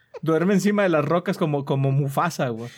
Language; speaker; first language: Spanish; native; Spanish